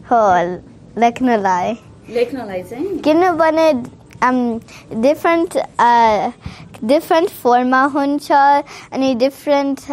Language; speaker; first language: Nepali; early bilingual, heritage; Nepali